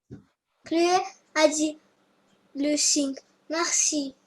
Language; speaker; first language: French; non-native, learner; Russian